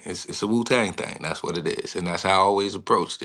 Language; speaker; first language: English; native; English